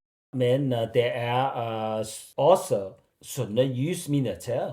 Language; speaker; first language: Danish; non-native, learner; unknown